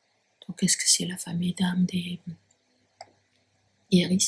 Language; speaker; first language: French; native; French